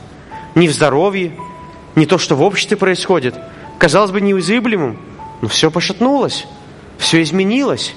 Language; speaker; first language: Russian; native; Russian